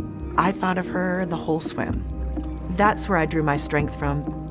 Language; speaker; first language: English; native; English